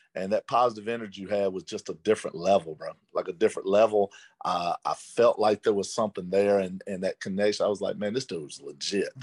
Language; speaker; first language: English; native; English